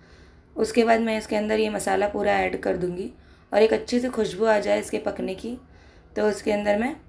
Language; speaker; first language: Hindi; native; Hindi